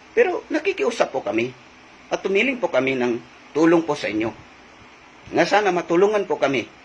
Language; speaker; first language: Filipino; non-native, local second language; Cebuano